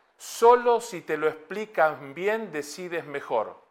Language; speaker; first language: Spanish; native; Spanish